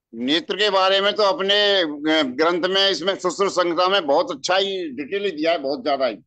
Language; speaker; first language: Hindi; native; Hindi